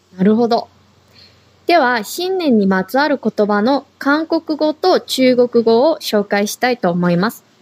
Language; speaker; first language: Japanese; non-native, fluent; Korean